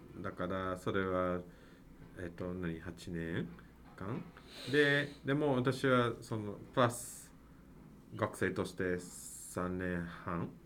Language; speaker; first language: Japanese; non-native, fluent; English